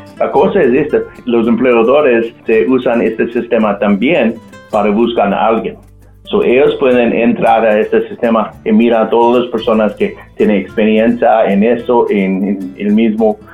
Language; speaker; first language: Spanish; non-native, local second language; English